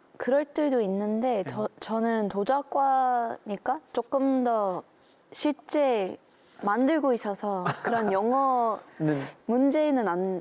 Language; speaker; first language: Korean; non-native, learner; English